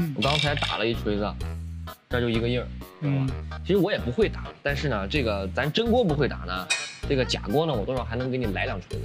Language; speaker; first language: Chinese; native; Chinese